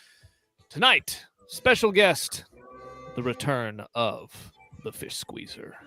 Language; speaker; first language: English; native; English